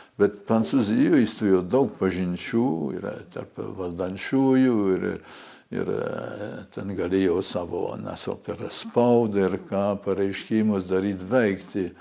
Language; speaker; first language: Lithuanian; early bilingual, heritage; Lithuanian